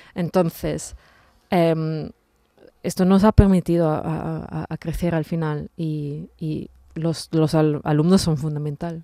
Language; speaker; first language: Spanish; non-native, fluent; German